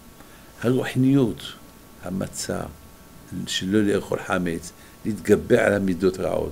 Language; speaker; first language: Hebrew; non-native, fluent; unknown